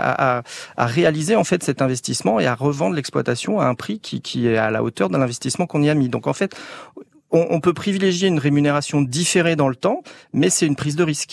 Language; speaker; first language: French; native; French